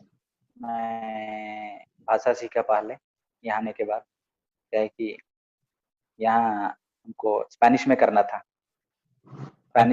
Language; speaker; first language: Hindi; non-native, local second language; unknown